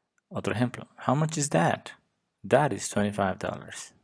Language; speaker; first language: English; non-native, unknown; Spanish